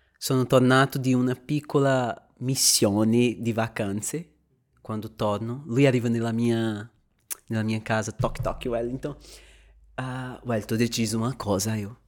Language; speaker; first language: Italian; non-native, fluent; Portuguese